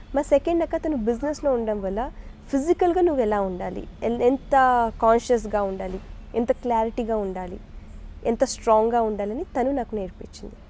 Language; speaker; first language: Telugu; native; Telugu